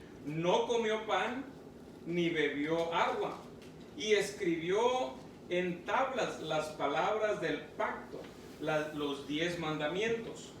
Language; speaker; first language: Spanish; native; Spanish